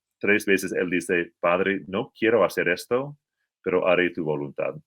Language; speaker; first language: Spanish; non-native, fluent; English